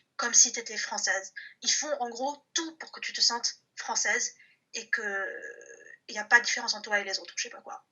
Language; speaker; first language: French; early bilingual, other home language; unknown